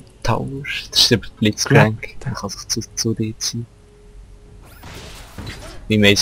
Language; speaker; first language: German; native; German